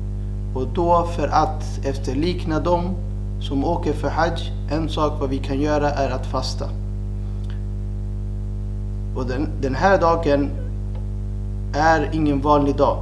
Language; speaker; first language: Swedish; non-native, fluent; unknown